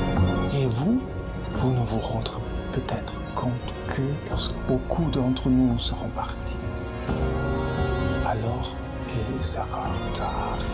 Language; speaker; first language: French; non-native, fluent; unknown